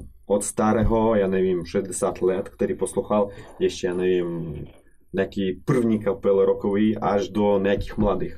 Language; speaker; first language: Czech; non-native, fluent; Russian